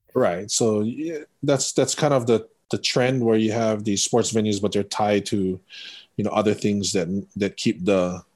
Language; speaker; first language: English; native; English